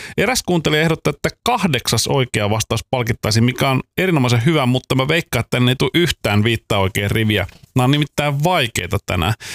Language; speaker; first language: Finnish; native; Finnish